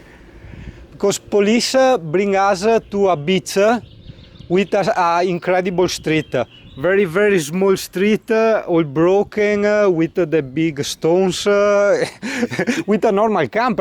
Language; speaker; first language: English; non-native, learner; Italian